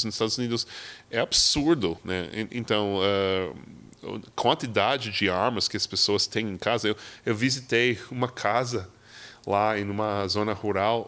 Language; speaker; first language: Portuguese; non-native, fluent; English